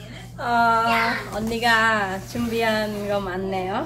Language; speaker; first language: Korean; non-native, fluent; Khmer